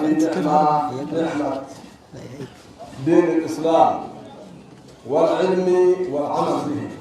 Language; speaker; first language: Arabic; non-native, fluent; Oromo